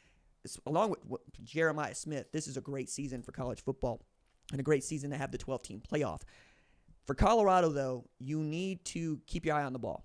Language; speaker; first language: English; native; English